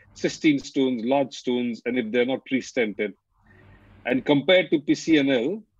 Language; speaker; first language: English; non-native, local second language; Hindi